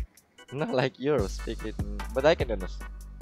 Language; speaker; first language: English; non-native, learner; Indonesian